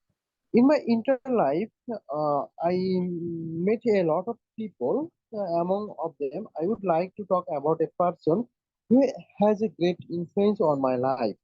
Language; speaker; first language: English; non-native, learner; Bangla